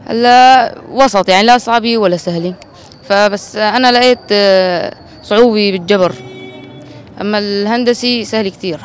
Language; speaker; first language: Arabic; native; Arabic